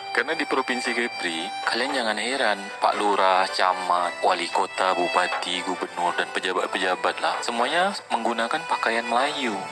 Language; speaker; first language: Malay; native; Malay